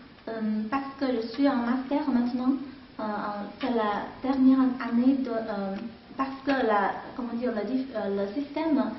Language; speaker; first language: French; non-native, fluent; Chinese